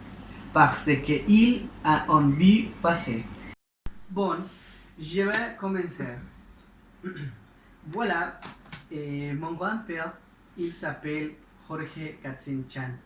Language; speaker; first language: French; non-native, learner; Spanish